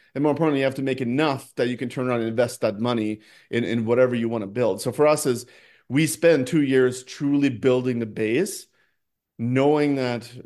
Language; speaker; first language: English; non-native, fluent; Norwegian